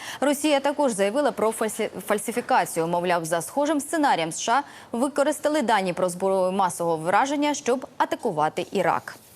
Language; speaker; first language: Ukrainian; native; Ukrainian